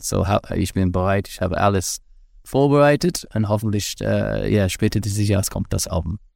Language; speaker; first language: German; non-native, learner; English